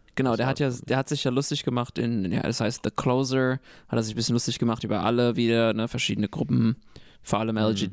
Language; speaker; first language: German; non-native, fluent; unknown